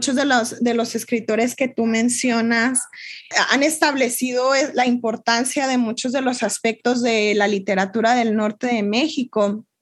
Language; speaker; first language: Spanish; native; Spanish